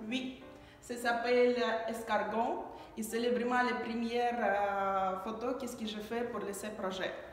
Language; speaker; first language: French; non-native, learner; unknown